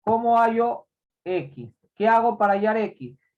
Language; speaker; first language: Spanish; native; Spanish